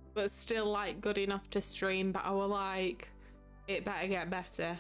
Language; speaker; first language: English; native; English